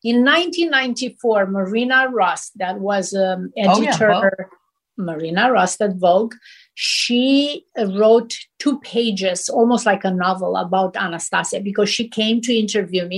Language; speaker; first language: English; non-native, fluent; Romanian